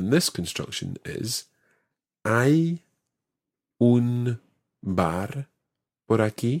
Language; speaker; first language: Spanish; non-native, fluent; English